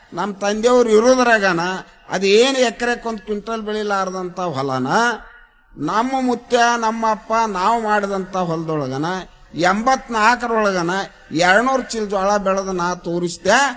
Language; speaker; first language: Kannada; native; Kannada